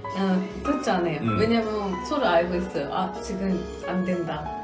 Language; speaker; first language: Korean; non-native, learner; Japanese